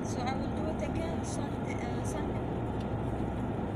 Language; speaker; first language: English; non-native, fluent; Arabic